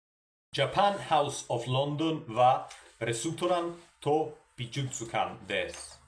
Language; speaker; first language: Japanese; non-native, learner; Spanish